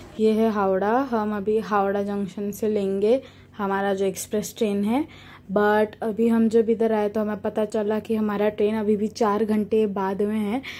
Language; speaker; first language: Hindi; non-native, local second language; Bangla